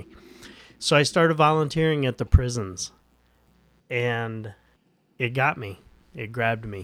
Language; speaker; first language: English; native; English